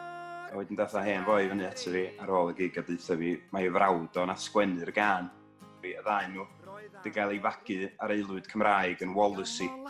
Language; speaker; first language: Welsh; native; Welsh